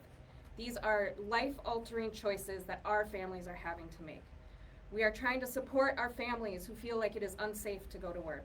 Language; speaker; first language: English; native; English